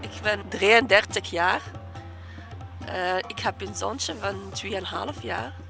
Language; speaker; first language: Dutch; non-native, learner; Arabic